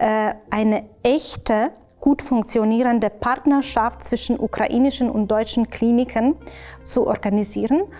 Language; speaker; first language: German; non-native, fluent; Ukrainian